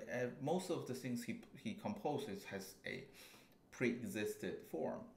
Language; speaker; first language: English; non-native, fluent; Chinese